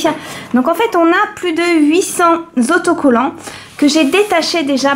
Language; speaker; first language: French; native; French